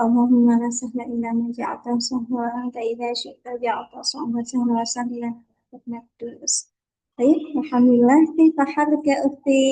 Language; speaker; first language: Arabic; non-native, fluent; Indonesian